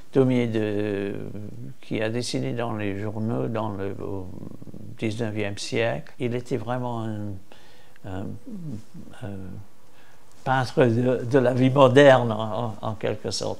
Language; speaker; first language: French; non-native, fluent; English